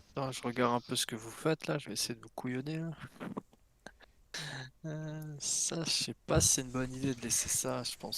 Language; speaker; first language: French; native; French